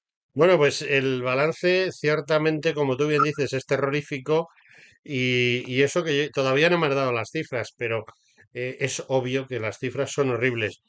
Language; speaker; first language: Spanish; native; Spanish